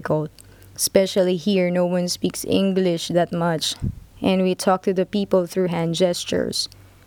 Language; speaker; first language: English; non-native, local second language; Filipino